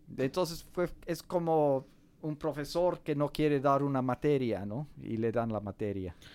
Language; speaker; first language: Spanish; non-native, fluent; English